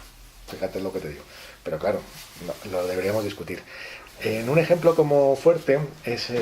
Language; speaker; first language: Spanish; native; Spanish